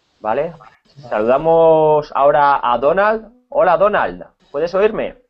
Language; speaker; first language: Spanish; native; Spanish